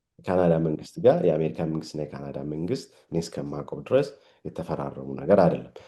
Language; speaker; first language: Amharic; native; Amharic